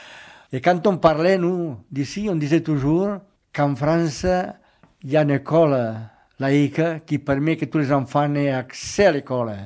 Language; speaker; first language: French; non-native, fluent; Catalan